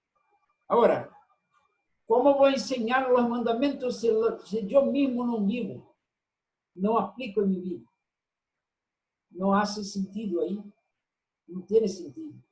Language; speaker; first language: Spanish; non-native, fluent; Portuguese